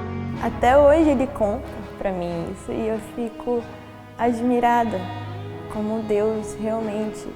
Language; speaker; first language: Portuguese; early bilingual, heritage; Portuguese